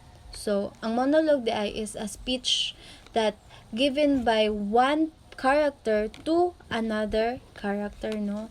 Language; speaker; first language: English; non-native, fluent; Filipino